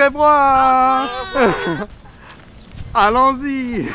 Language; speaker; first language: French; non-native, learner; English